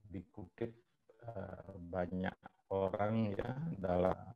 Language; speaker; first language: Indonesian; non-native, local second language; Balinese